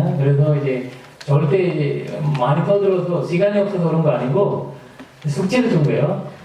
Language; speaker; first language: Korean; non-native, fluent; Sinhala